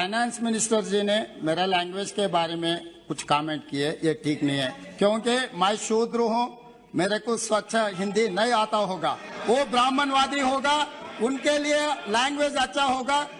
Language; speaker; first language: Hindi; non-native, local second language; Telugu